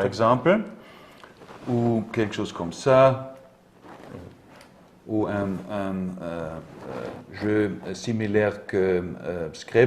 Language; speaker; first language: French; non-native, learner; German